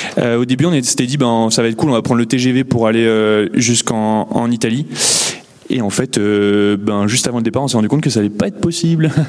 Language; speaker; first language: French; native; French